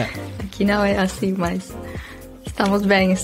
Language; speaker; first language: Portuguese; non-native, fluent; Dutch